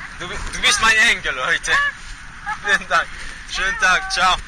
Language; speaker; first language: German; non-native, learner; Portuguese